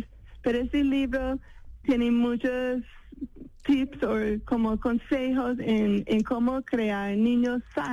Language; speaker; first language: Spanish; non-native, fluent; English